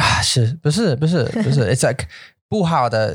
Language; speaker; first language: Chinese; non-native, learner; English